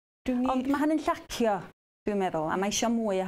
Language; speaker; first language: Welsh; native; Welsh